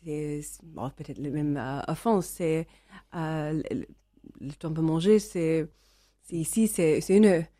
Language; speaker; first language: French; non-native, learner; English